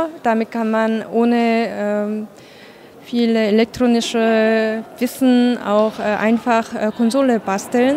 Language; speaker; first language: German; non-native, fluent; Korean